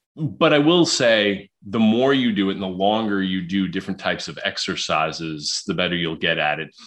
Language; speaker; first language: English; native; English